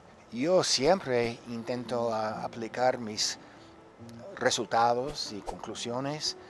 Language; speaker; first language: Spanish; non-native, fluent; English